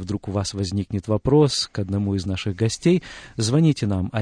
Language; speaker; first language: Russian; native; Russian